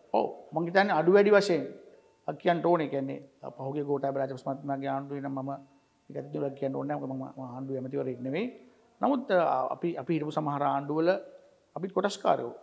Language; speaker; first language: Sinhala; native; Sinhala